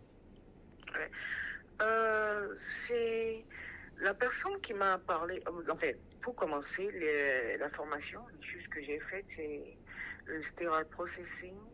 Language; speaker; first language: French; non-native, local second language; Sango